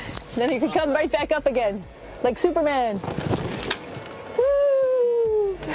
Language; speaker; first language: English; native; English